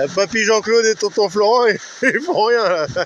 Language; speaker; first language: French; native; French